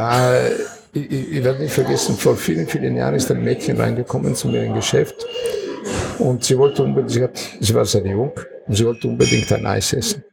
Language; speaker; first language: German; non-native, fluent; Italian